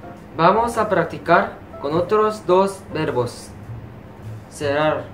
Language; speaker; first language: Spanish; non-native, fluent; Korean